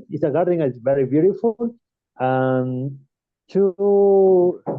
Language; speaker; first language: English; non-native, learner; Spanish